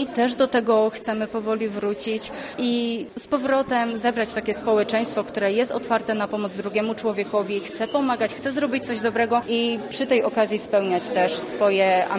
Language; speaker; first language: Polish; native; Polish